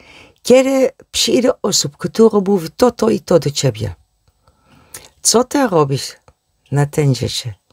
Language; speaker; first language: Polish; non-native, learner; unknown